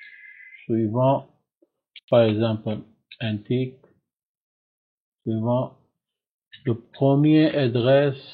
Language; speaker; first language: French; non-native, learner; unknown